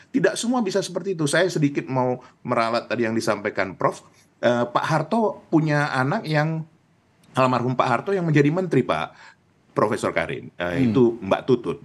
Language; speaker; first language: Indonesian; native; Indonesian